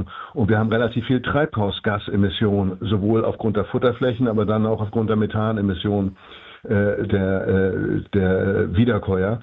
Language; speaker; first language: German; native; German